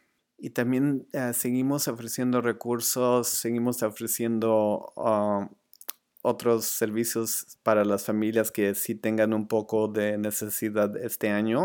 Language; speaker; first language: Spanish; early bilingual, other home language; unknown